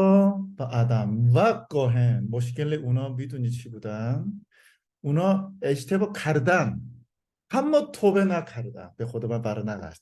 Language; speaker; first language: Persian; non-native, learner; Korean